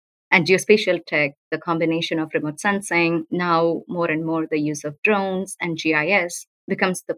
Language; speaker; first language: English; non-native, local second language; Tamil